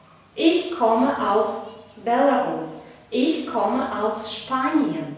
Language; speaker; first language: German; non-native, fluent; Belarusian